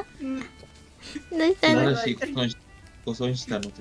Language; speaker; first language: Japanese; non-native, learner; Spanish